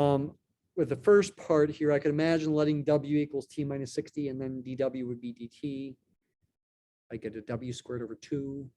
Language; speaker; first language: English; native; English